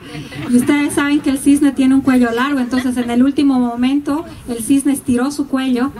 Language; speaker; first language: Spanish; native; Spanish